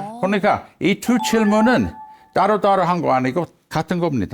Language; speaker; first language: Korean; non-native, fluent; English